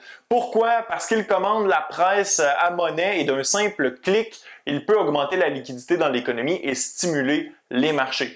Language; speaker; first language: French; native; French